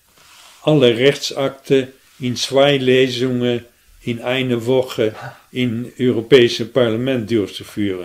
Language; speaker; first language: German; non-native, fluent; Dutch